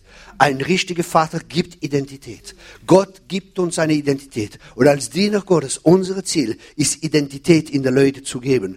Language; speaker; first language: German; non-native, fluent; French